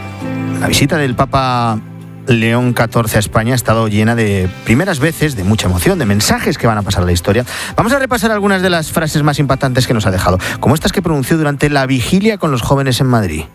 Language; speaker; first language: Spanish; native; Spanish